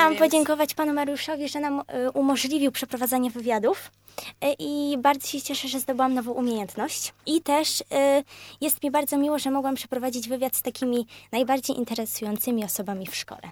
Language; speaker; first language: Polish; native; Polish